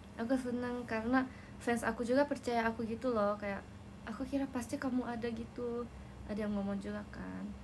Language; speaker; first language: Indonesian; non-native, fluent; Japanese